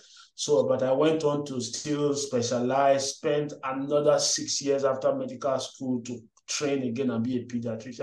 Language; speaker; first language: English; non-native, local second language; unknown